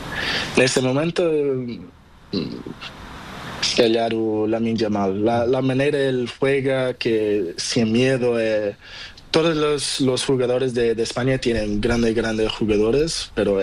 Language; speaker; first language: Spanish; non-native, learner; Portuguese